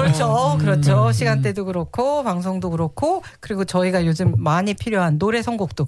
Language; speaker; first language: Korean; native; Korean